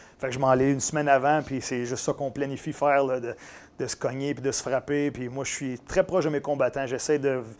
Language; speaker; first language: French; native; French